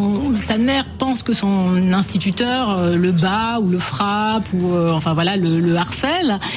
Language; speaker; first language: French; native; French